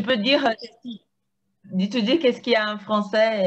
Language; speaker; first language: French; non-native, fluent; Portuguese